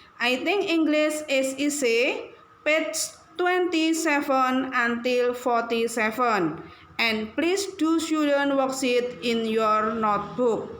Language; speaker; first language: English; non-native, learner; Indonesian